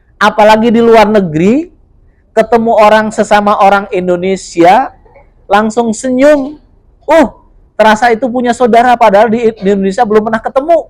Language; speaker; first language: Indonesian; non-native, local second language; Javanese